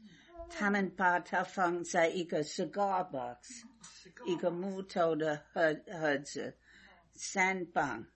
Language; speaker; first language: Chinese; non-native, fluent; English